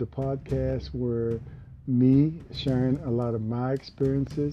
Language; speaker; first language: English; native; English